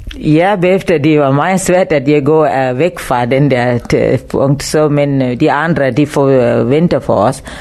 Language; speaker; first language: Danish; non-native, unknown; Tamil